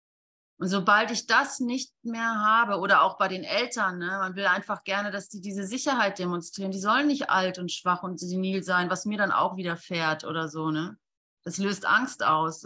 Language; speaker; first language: German; native; German